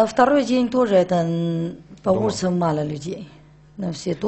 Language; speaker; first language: Russian; non-native, learner; Chinese